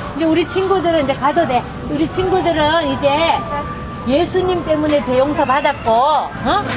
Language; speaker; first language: Korean; native; Korean